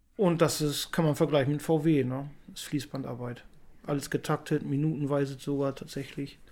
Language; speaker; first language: German; native; German